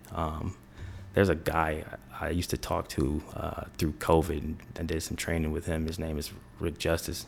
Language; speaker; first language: English; native; English